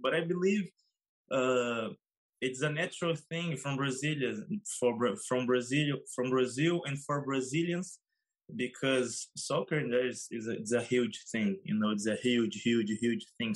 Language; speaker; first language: English; non-native, fluent; Portuguese